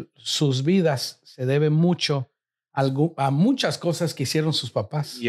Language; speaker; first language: Spanish; early bilingual, heritage; Spanish